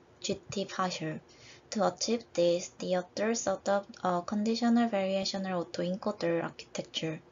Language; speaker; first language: English; non-native, fluent; Korean